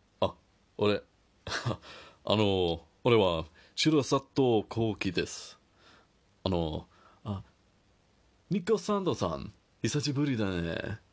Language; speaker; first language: Japanese; non-native, learner; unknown